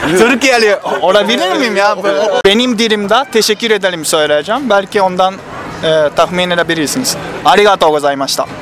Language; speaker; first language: Turkish; non-native, learner; Japanese